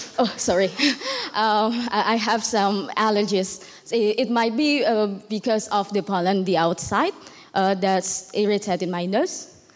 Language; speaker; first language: English; non-native, learner; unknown